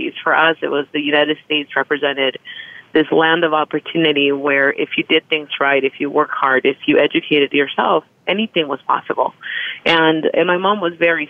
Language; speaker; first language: English; early bilingual, other home language; Spanish